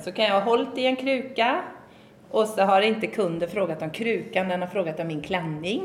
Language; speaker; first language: Swedish; native; Swedish